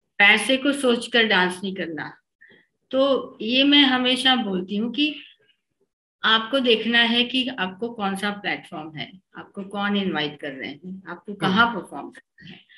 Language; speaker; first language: Hindi; native; Hindi